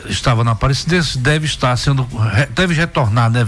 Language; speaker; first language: Portuguese; native; Portuguese